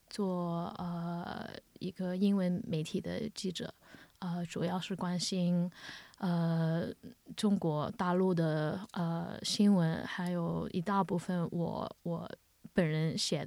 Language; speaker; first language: Chinese; early bilingual, heritage; Wu Chinese